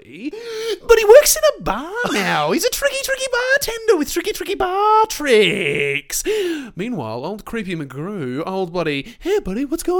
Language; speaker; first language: English; native; English